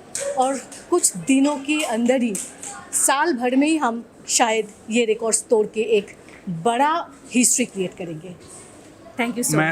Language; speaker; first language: Hindi; non-native, local second language; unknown